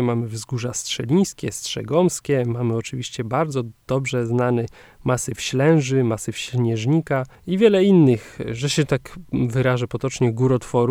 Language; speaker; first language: Polish; native; Polish